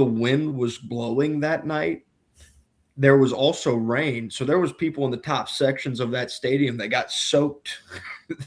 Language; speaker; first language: English; native; English